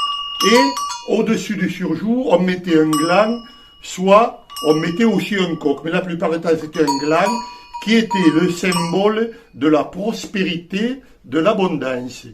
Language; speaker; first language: French; native; French